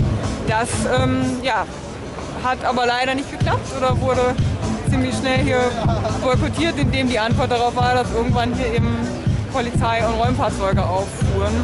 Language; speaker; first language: German; native; German